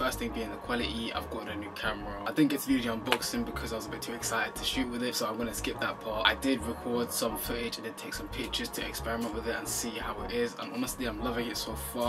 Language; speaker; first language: English; native; English